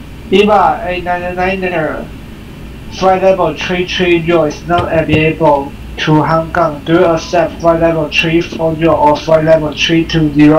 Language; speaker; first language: English; non-native, fluent; Chinese